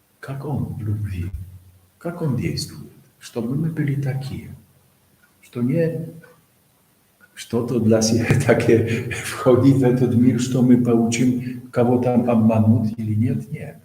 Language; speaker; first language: Russian; non-native, fluent; Polish